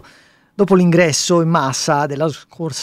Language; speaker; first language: Italian; native; Italian